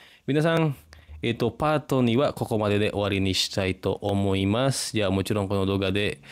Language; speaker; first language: Japanese; non-native, fluent; Indonesian